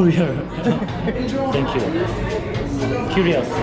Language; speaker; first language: English; non-native, learner; Korean